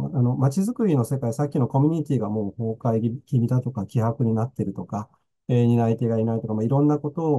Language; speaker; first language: Japanese; native; Japanese